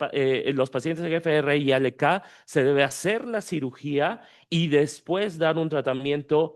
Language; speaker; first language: Spanish; native; Spanish